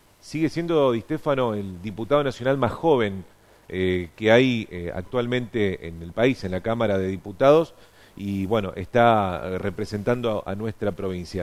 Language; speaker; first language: Spanish; native; Spanish